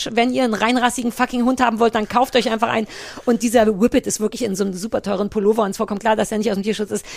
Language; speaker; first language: German; native; German